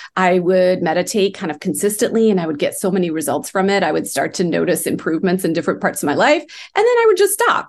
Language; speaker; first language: English; early bilingual, other home language; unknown